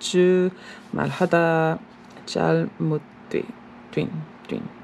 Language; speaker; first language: Korean; non-native, learner; English